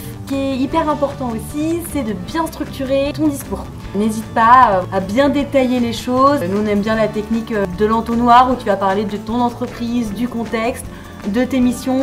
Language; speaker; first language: French; native; French